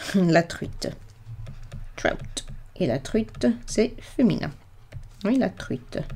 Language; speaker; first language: French; non-native, fluent; English